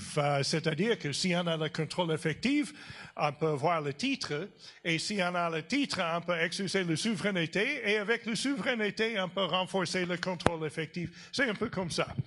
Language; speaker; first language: French; non-native, fluent; English